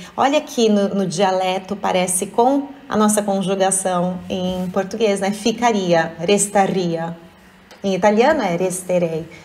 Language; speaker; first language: Portuguese; native; Portuguese